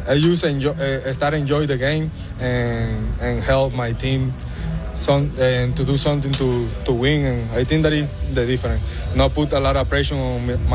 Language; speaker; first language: English; non-native, fluent; Spanish